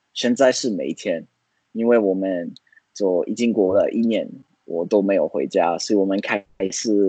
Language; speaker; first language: Chinese; non-native, fluent; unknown